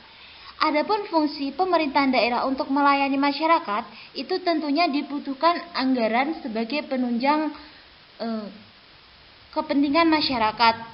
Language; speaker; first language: Indonesian; native; Indonesian